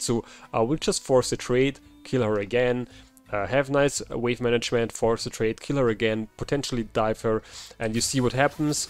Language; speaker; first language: English; non-native, fluent; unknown